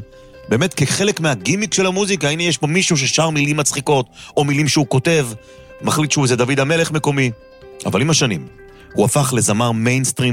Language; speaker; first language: Hebrew; native; Hebrew